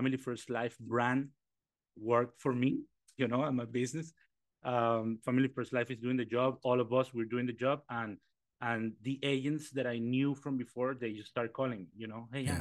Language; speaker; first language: English; non-native, fluent; Spanish